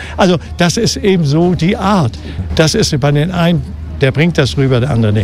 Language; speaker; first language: German; native; German